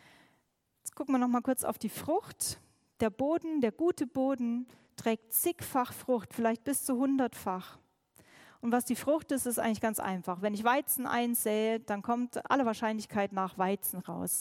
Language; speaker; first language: German; native; German